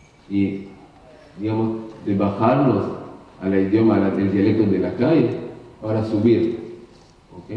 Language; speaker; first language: Spanish; non-native, learner; Hebrew